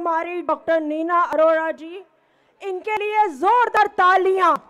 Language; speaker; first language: Hindi; native; Hindi